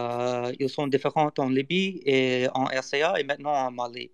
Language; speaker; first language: French; non-native, learner; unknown